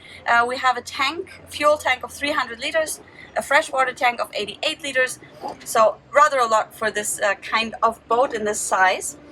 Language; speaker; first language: English; non-native, fluent; German